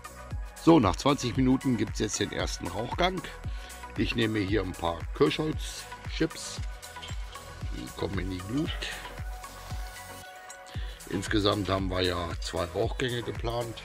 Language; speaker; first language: German; native; German